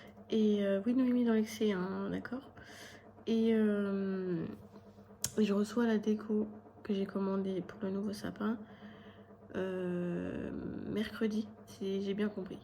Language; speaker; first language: French; native; French